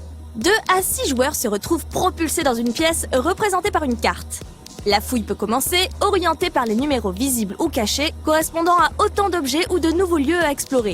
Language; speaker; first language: French; native; French